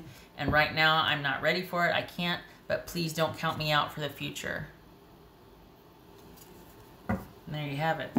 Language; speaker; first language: English; native; English